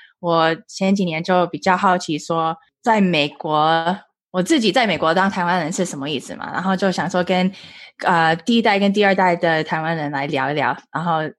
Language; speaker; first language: Chinese; early bilingual, heritage; Chinese